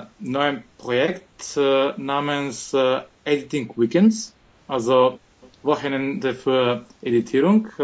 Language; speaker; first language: German; non-native, fluent; Macedonian